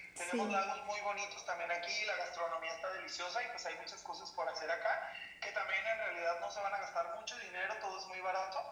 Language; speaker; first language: Spanish; native; Spanish